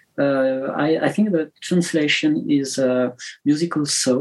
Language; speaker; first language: English; non-native, learner; French